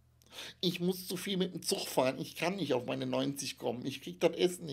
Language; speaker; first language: German; native; German